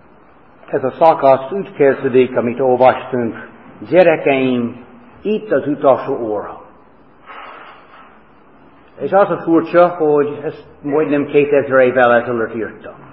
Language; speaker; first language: Hungarian; non-native, fluent; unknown